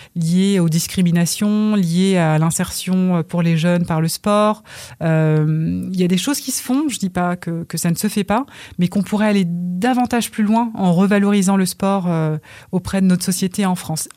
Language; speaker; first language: French; early bilingual, other home language; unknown